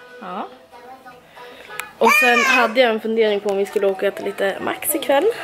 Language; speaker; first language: Swedish; native; Swedish